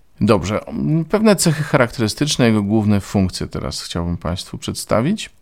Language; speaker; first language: Polish; native; Polish